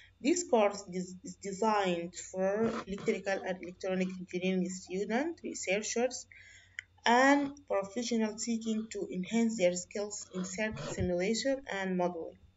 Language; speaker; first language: English; non-native, fluent; Arabic